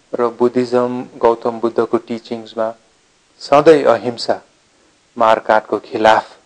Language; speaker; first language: Nepali; non-native, local second language; Eastern Tamang